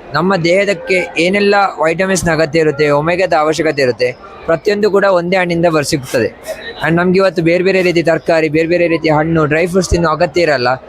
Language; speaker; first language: Kannada; native; Kannada